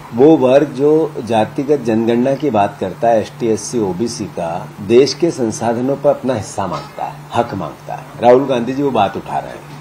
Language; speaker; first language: Hindi; native; Hindi